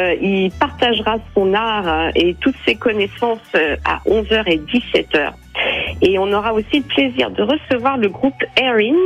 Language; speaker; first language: French; native; French